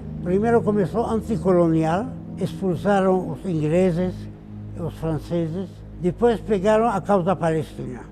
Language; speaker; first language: Portuguese; non-native, fluent; Arabic